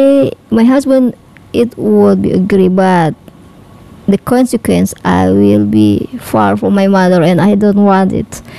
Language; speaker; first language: English; non-native, learner; Indonesian